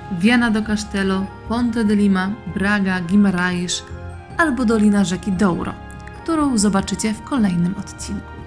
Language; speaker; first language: Polish; native; Polish